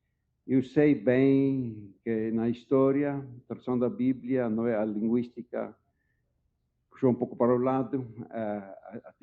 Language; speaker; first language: Portuguese; non-native, fluent; Dutch